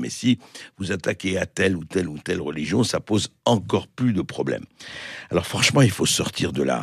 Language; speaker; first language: French; native; French